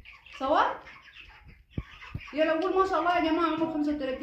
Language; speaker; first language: Arabic; native; Arabic